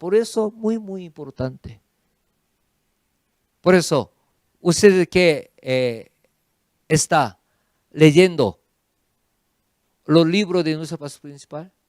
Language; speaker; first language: Spanish; non-native, fluent; Korean